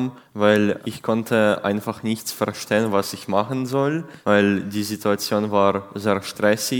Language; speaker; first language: German; non-native, learner; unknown